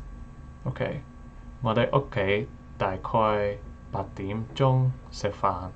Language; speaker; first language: Cantonese; non-native, learner; English